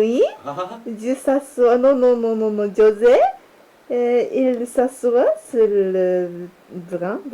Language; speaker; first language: French; non-native, learner; Japanese